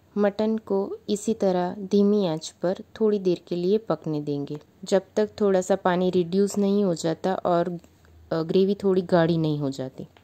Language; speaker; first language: Hindi; native; Hindi